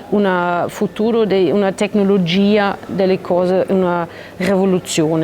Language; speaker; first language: Italian; non-native, learner; German